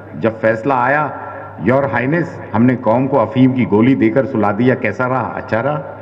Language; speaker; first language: Urdu; native; Urdu